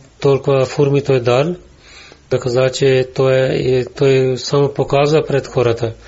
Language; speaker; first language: Bulgarian; non-native, learner; Urdu